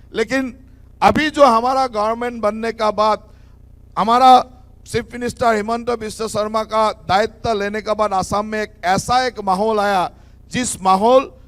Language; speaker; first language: Hindi; non-native, local second language; Assamese